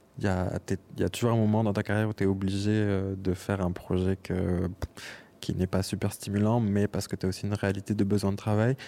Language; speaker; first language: French; native; French